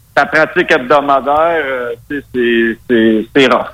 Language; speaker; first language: French; non-native, local second language; Spanish